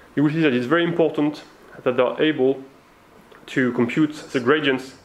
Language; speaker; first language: English; non-native, fluent; French